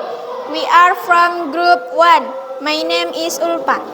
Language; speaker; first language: English; non-native, learner; Indonesian